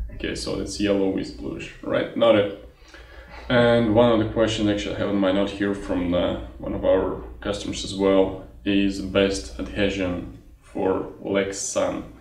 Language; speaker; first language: English; non-native, fluent; Russian